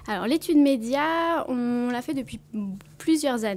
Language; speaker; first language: French; native; French